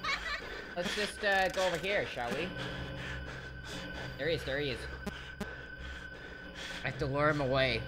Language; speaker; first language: English; native; English